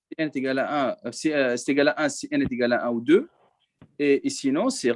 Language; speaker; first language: French; native; French